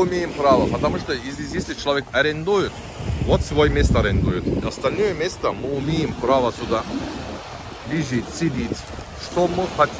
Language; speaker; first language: Russian; non-native, learner; Turkish